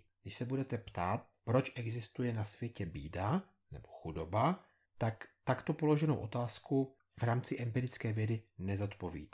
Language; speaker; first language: Czech; native; Czech